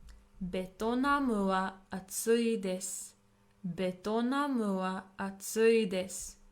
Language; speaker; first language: Japanese; non-native, fluent; English